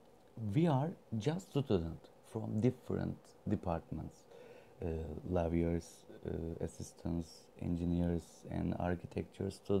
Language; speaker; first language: English; non-native, learner; Turkish